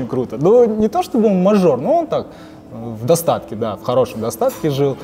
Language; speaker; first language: Russian; native; Russian